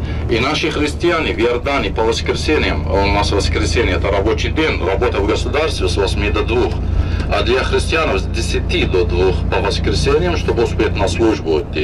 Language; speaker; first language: Russian; non-native, fluent; Arabic